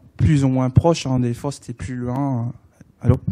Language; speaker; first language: French; non-native, learner; English